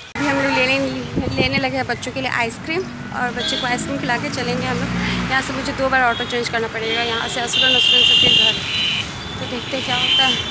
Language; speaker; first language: Hindi; native; Hindi